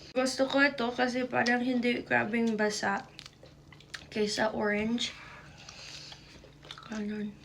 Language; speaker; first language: Filipino; non-native, learner; English